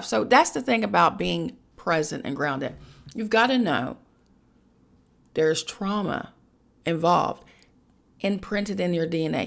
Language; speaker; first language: English; native; English